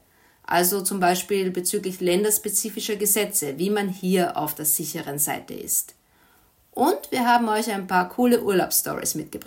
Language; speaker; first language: German; native; German